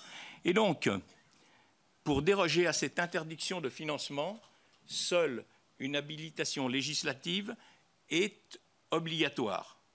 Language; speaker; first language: French; native; French